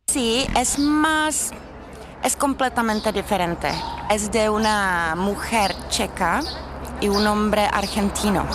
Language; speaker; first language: Spanish; non-native, fluent; Czech